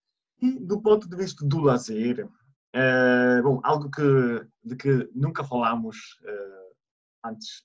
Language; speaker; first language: Portuguese; non-native, fluent; Italian